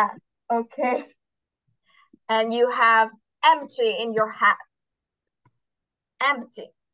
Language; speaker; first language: English; non-native, fluent; Vietnamese